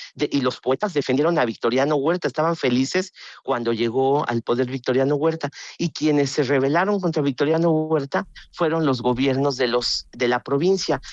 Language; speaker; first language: Spanish; native; Spanish